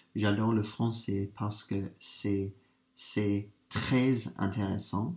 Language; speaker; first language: French; non-native, fluent; English